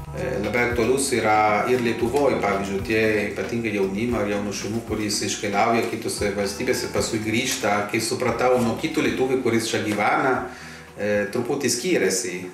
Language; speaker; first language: Lithuanian; non-native, fluent; Italian